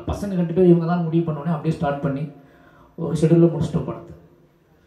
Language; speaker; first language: Tamil; native; Tamil